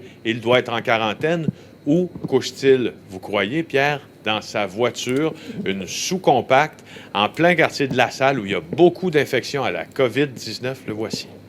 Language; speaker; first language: French; native; French